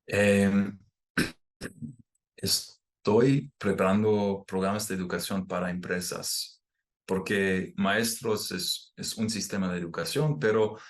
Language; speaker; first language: Spanish; non-native, fluent; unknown